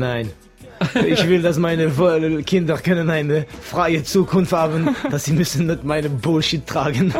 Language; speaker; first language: German; non-native, local second language; French